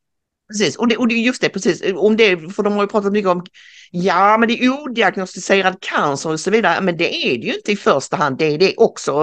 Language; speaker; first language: Swedish; native; Swedish